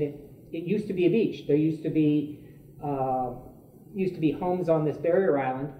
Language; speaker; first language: English; native; English